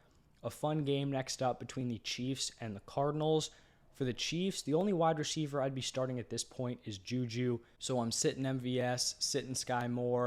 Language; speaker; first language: English; native; English